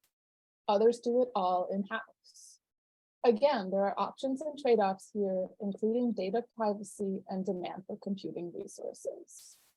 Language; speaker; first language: English; native; English